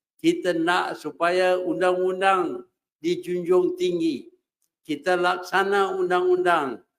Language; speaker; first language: Malay; native; Malay